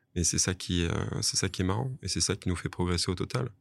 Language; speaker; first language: French; native; French